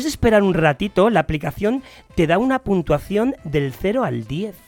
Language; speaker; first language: Spanish; native; Spanish